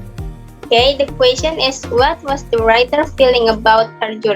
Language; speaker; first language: English; non-native, learner; Indonesian